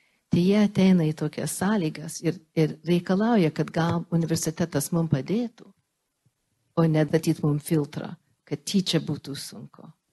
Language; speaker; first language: Lithuanian; early bilingual, heritage; Lithuanian